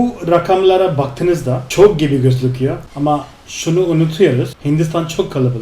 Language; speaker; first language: Turkish; non-native, fluent; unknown